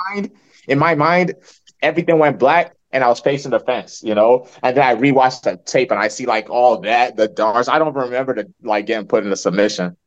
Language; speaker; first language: English; early bilingual, other home language; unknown